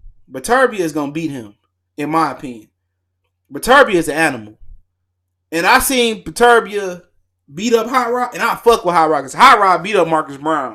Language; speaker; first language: English; native; English